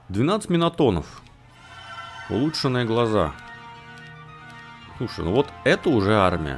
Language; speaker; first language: Russian; native; Russian